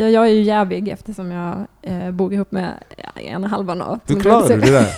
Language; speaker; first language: Swedish; native; Swedish